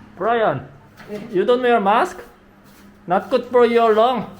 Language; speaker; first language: English; non-native, learner; Korean